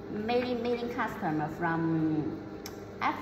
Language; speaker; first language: English; non-native, learner; Chinese